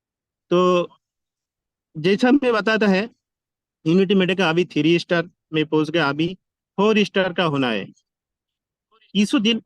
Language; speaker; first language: Hindi; non-native, learner; Bangla